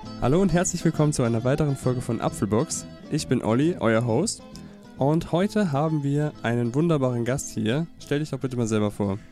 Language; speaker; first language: German; native; German